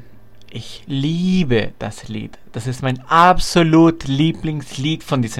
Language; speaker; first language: German; non-native, fluent; Spanish